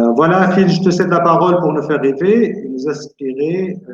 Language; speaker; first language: French; non-native, local second language; Arabic